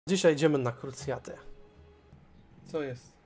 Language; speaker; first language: Polish; native; Polish